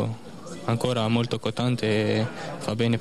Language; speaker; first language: Italian; non-native, learner; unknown